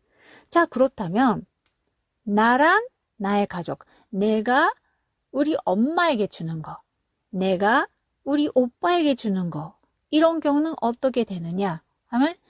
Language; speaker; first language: Korean; non-native, fluent; Japanese